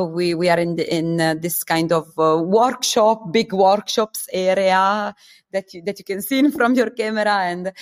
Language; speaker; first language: English; non-native, fluent; Italian